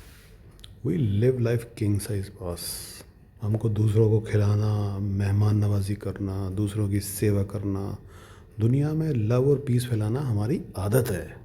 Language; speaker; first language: Hindi; native; Hindi